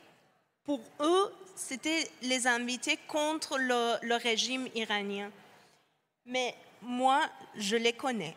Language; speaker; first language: French; non-native, fluent; Persian